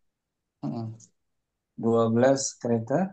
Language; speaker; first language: Indonesian; native; Indonesian